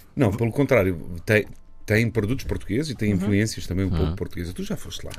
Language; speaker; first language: Portuguese; non-native, fluent; Bosnian